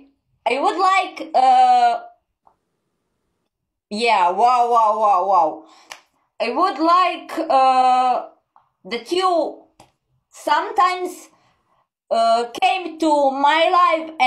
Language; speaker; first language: English; non-native, learner; Croatian